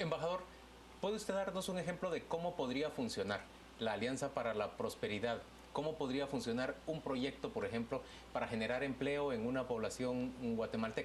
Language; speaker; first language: Spanish; native; Spanish